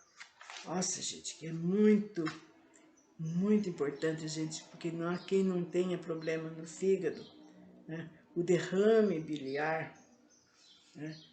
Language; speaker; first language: Portuguese; native; Portuguese